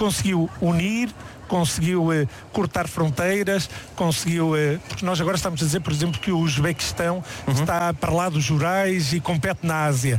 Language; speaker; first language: Portuguese; native; Portuguese